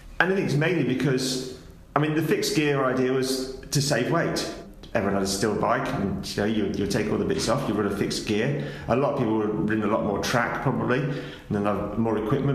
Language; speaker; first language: English; native; English